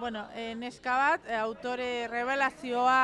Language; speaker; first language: Basque; non-native, local second language; Spanish